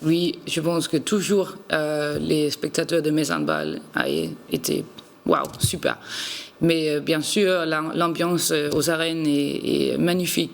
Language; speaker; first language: French; non-native, learner; Danish